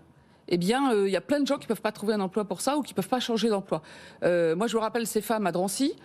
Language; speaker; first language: French; native; French